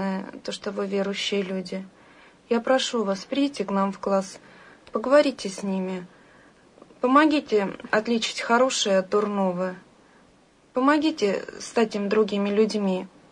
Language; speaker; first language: Russian; native; Russian